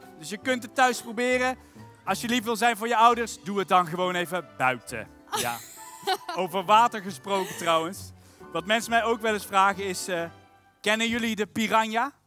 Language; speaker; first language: Dutch; native; Dutch